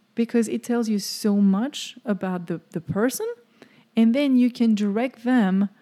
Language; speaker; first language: English; non-native, fluent; French